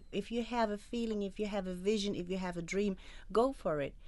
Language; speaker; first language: English; non-native, fluent; Arabic